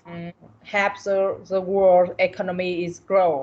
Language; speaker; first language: English; non-native, learner; Vietnamese